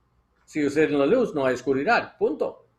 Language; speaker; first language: Spanish; non-native, learner; English